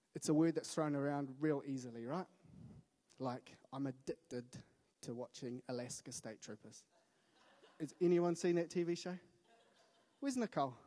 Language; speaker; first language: English; native; English